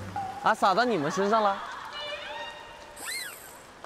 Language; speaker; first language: Chinese; native; Chinese